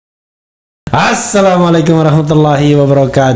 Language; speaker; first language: Indonesian; native; Indonesian